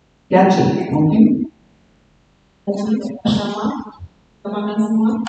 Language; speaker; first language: Indonesian; non-native, learner; English